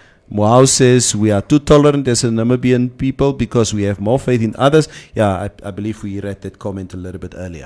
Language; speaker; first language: English; non-native, local second language; Afrikaans